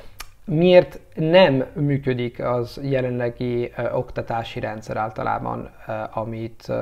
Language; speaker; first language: Hungarian; non-native, learner; Italian